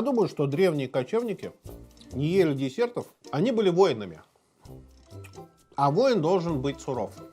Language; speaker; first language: Russian; native; Russian